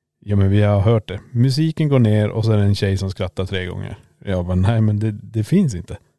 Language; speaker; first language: Swedish; native; Swedish